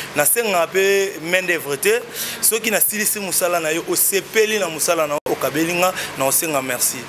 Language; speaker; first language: Lingala; non-native, local second language; Kongo